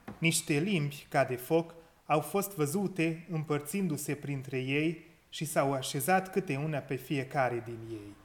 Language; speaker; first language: Romanian; non-native, local second language; Hungarian